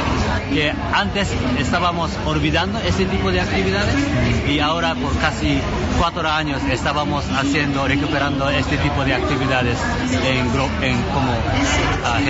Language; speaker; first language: Spanish; non-native, learner; Japanese